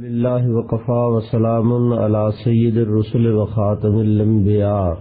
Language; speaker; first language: Urdu; non-native, local second language; Punjabi